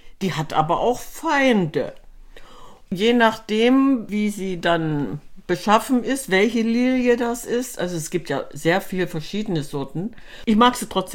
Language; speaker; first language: German; native; German